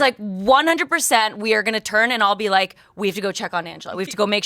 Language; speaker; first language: English; native; English